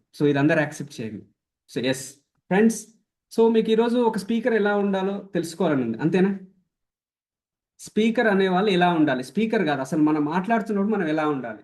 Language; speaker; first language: Telugu; native; Telugu